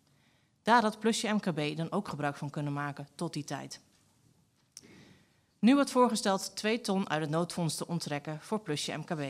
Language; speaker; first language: Dutch; native; Dutch